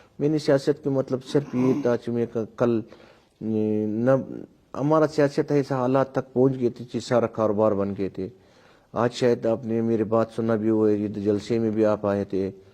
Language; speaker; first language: Urdu; non-native, local second language; Pashto